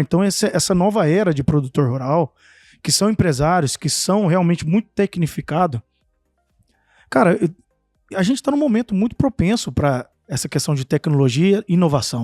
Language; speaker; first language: Portuguese; native; Portuguese